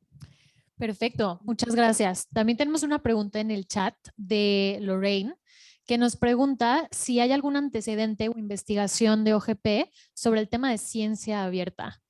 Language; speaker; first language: Spanish; native; Spanish